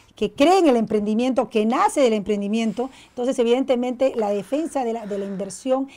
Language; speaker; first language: Spanish; native; Spanish